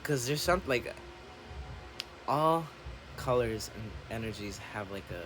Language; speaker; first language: English; native; English